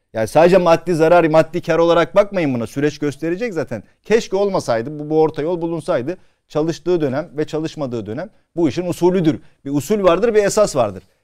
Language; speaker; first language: Turkish; native; Turkish